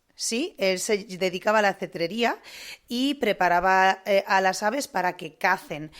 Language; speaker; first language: Spanish; non-native, fluent; Polish